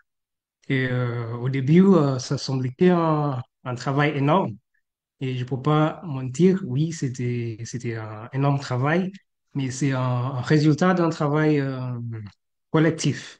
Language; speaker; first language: French; non-native, fluent; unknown